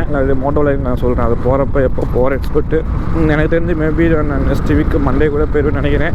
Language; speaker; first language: Tamil; native; Tamil